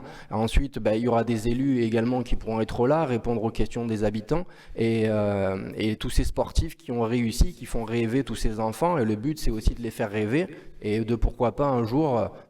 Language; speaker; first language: French; native; French